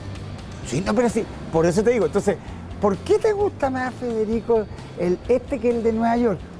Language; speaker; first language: Spanish; native; Spanish